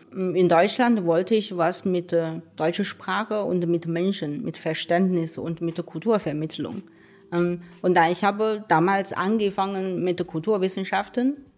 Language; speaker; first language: German; non-native, fluent; Chinese